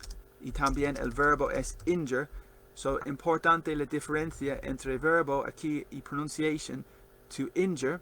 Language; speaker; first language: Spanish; non-native, learner; English